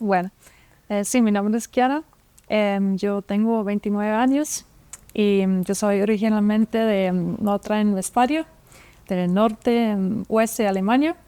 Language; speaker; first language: Spanish; non-native, fluent; German